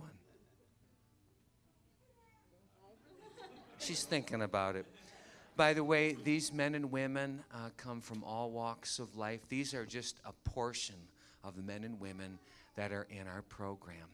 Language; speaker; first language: English; native; English